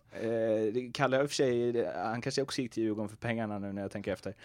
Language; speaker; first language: Swedish; native; Swedish